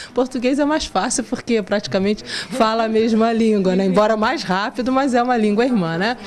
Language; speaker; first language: Portuguese; native; Portuguese